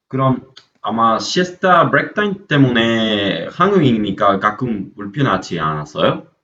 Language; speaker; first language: Korean; non-native, learner; Spanish